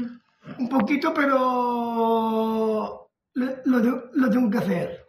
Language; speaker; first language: Spanish; non-native, local second language; Catalan